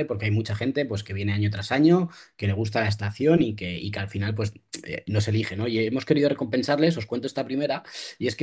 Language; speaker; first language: Spanish; native; Spanish